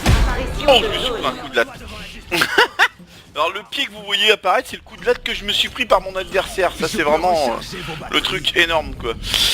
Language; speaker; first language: French; native; French